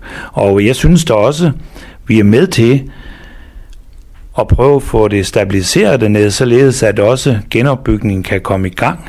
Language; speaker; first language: Danish; native; Danish